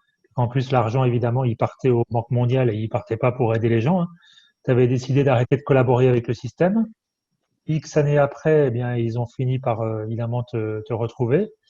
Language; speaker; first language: French; native; French